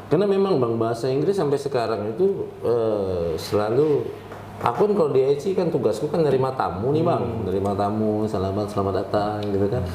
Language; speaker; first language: Indonesian; native; Indonesian